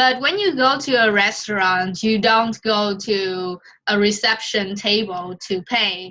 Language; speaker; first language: English; non-native, fluent; Vietnamese